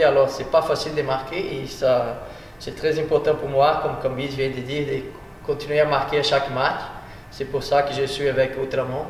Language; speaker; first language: French; non-native, fluent; Portuguese